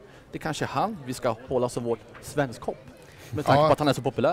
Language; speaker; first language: Swedish; native; Swedish